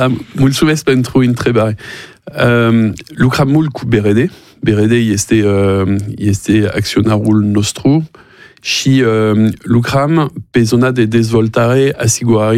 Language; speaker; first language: Romanian; non-native, learner; French